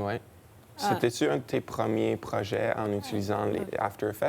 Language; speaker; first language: French; native; French